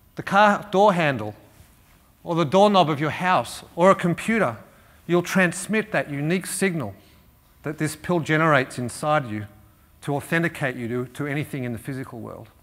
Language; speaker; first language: English; native; English